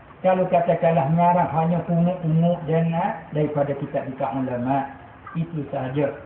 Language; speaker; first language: Malay; native; Malay